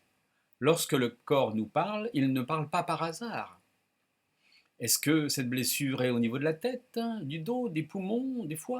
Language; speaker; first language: French; native; French